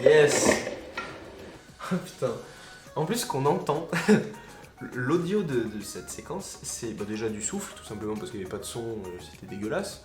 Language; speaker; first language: French; native; French